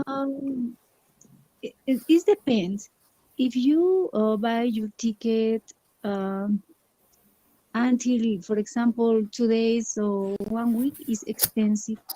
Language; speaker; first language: English; non-native, learner; Spanish